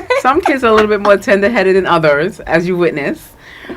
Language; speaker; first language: English; native; English